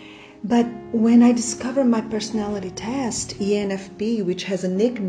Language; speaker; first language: English; non-native, fluent; Portuguese